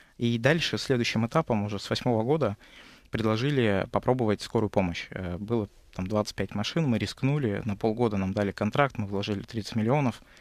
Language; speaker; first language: Russian; native; Russian